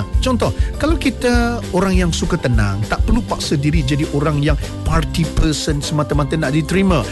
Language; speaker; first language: Malay; native; Malay